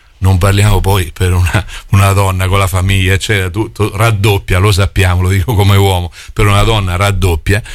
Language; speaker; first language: Italian; native; Italian